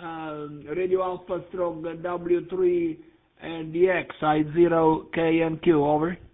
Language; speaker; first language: English; non-native, learner; Italian